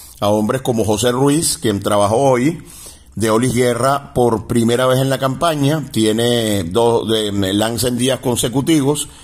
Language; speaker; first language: Spanish; native; Spanish